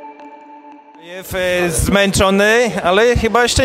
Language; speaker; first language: Polish; native; Polish